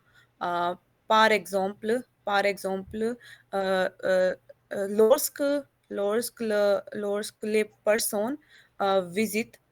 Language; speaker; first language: French; non-native, learner; Hindi